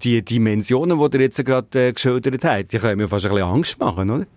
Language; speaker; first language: German; native; German